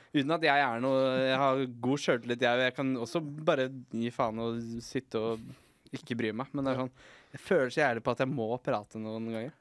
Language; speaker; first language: Norwegian; native; Norwegian